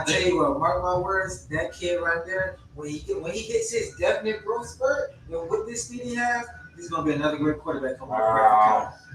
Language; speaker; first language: English; native; English